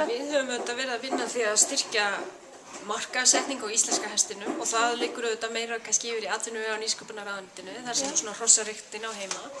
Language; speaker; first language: Icelandic; native; Icelandic